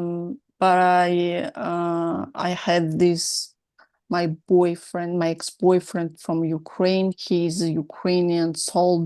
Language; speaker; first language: English; non-native, learner; Russian